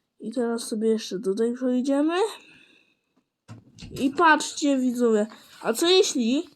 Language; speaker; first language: Polish; native; Polish